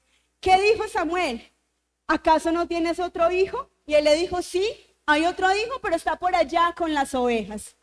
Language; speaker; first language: Spanish; native; Spanish